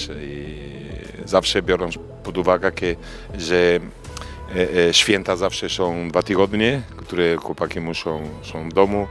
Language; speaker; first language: Polish; non-native, fluent; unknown